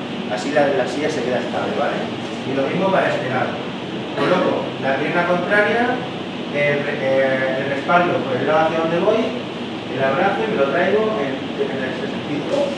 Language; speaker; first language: Spanish; native; Spanish